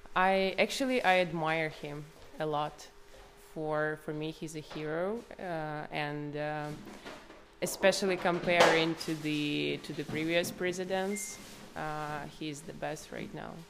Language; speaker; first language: English; non-native, fluent; Ukrainian